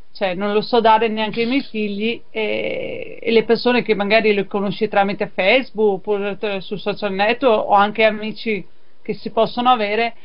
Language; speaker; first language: Italian; native; Italian